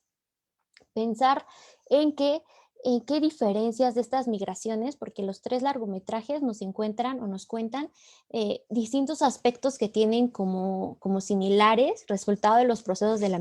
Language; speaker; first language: Spanish; native; Spanish